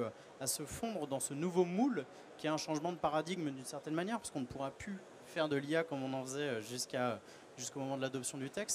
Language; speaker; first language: French; native; French